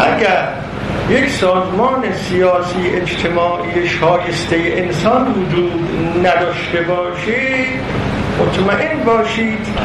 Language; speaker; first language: Persian; non-native, local second language; Azerbaijani